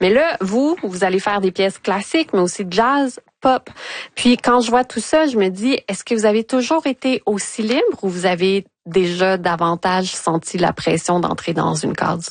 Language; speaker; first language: French; native; French